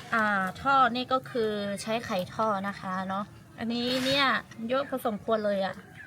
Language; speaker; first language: Thai; non-native, local second language; Lahu